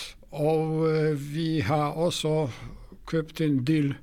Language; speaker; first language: Swedish; non-native, fluent; Polish